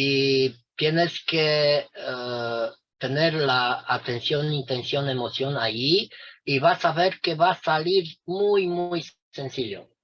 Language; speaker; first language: Spanish; non-native, fluent; Romanian